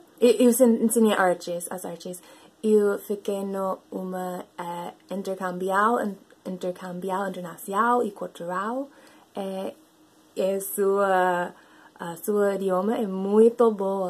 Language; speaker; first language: Portuguese; non-native, learner; English